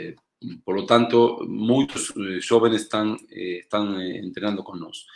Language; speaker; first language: Portuguese; non-native, learner; Spanish